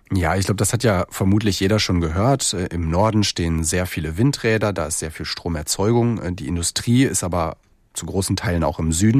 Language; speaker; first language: German; native; German